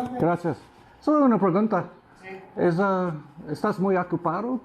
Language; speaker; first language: Spanish; non-native, learner; English